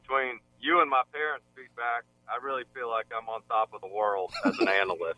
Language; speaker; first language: English; native; English